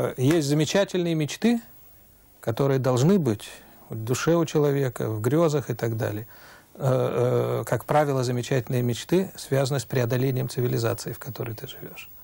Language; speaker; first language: Russian; native; Russian